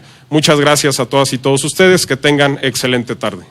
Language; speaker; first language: Spanish; native; Spanish